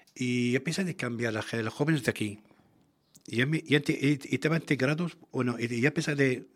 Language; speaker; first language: Spanish; non-native, learner; Arabic